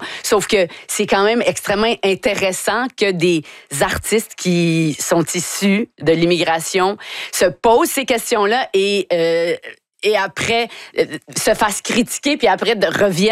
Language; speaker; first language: French; native; French